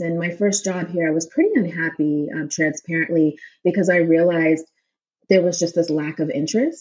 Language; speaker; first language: English; native; English